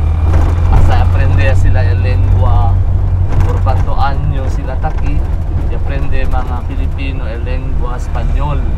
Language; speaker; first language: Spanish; non-native, learner; Chavacano